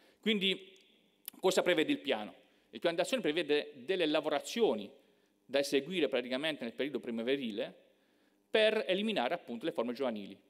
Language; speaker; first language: Italian; native; Italian